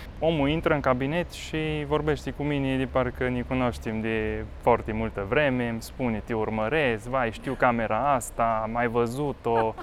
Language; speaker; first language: Romanian; native; Romanian